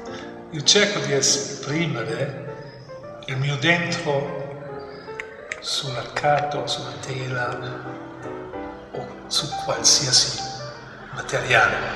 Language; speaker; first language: Italian; non-native, fluent; German